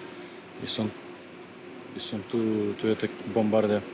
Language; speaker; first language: French; non-native, learner; Ukrainian